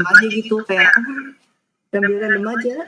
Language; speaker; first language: Indonesian; native; Indonesian